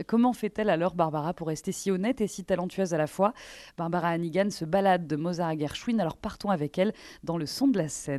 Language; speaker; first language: French; native; French